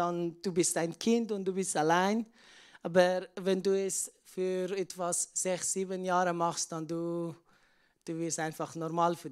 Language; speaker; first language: German; non-native, learner; Persian